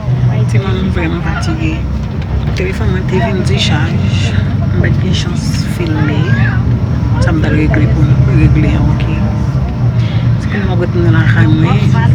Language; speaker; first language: French; non-native, learner; Haitian Creole